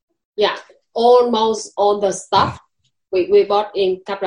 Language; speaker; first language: English; non-native, learner; Vietnamese